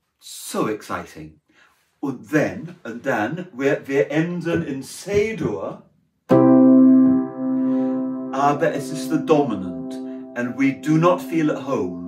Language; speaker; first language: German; non-native, fluent; English